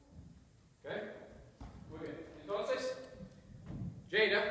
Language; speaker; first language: Spanish; non-native, fluent; English